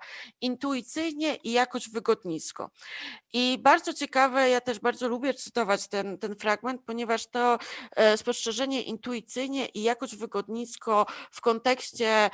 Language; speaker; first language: Polish; native; Polish